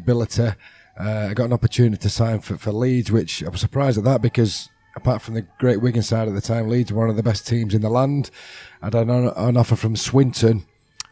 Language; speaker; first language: English; native; English